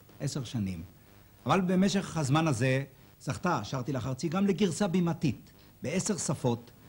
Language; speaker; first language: Hebrew; native; Hebrew